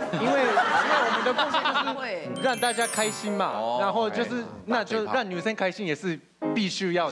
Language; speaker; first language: Chinese; non-native, fluent; Japanese